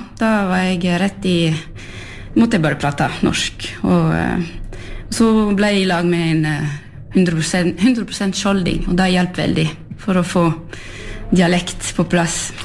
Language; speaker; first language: Norwegian; non-native, fluent; French